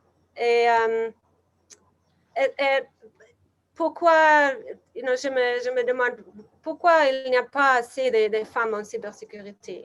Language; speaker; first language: French; non-native, learner; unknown